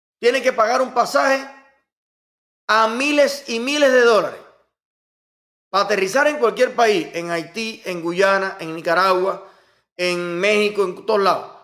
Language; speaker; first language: Spanish; native; Spanish